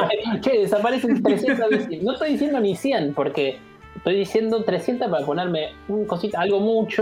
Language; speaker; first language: Spanish; native; Spanish